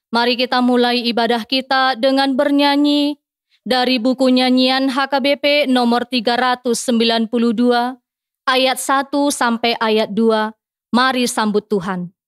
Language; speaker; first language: Indonesian; native; Indonesian